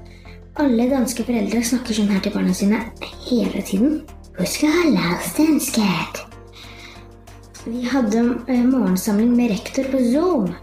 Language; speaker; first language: Norwegian; early bilingual, heritage; Norwegian